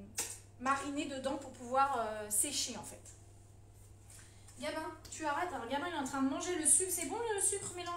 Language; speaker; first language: French; native; French